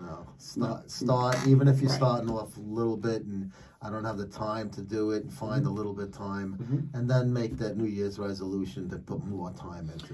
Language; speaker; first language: English; native; English